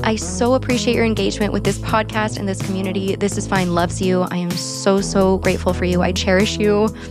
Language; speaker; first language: English; native; English